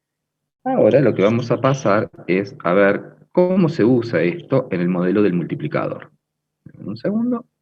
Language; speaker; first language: Spanish; native; Spanish